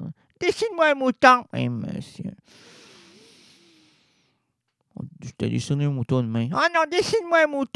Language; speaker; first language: French; native; French